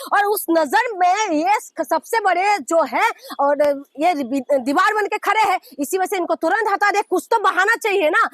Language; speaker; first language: Hindi; non-native, local second language; Assamese